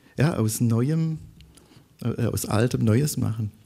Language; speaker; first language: German; native; German